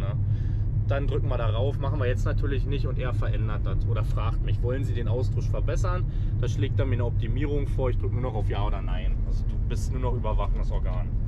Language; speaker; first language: German; native; German